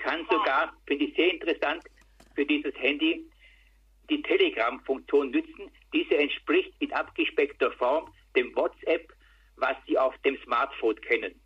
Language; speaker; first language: German; native; German